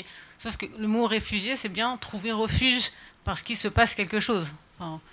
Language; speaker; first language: French; native; French